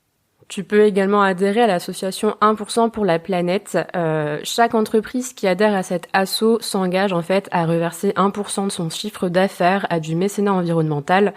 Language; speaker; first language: French; native; French